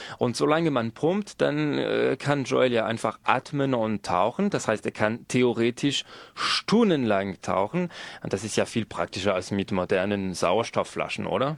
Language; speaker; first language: German; non-native, local second language; French